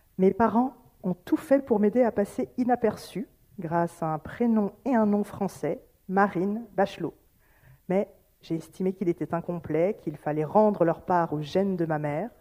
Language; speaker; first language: French; native; French